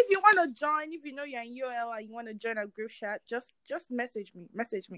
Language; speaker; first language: English; non-native, local second language; Yoruba